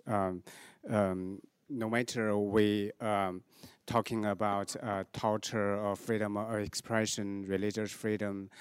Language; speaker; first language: English; non-native, fluent; Chinese